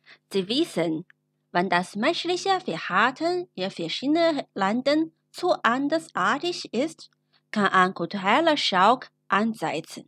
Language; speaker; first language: German; non-native, fluent; Chinese